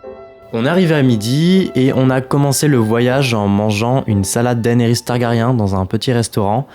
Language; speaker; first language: French; native; French